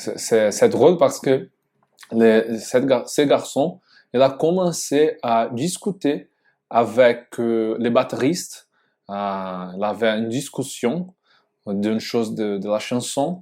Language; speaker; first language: French; non-native, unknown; Portuguese